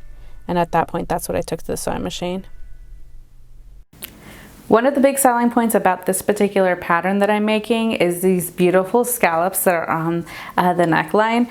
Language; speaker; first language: English; native; English